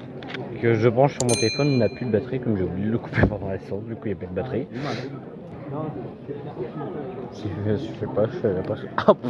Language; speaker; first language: French; native; French